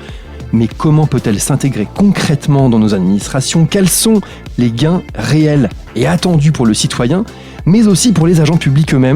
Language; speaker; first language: French; native; French